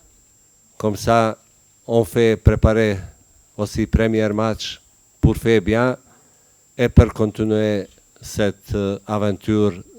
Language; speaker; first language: French; non-native, learner; Bosnian